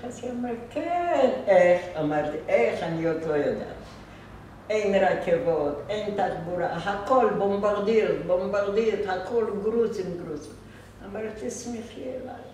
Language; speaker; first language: Hebrew; non-native, fluent; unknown